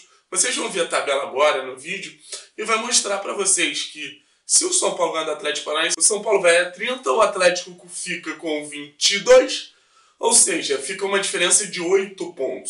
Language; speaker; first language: Portuguese; native; Portuguese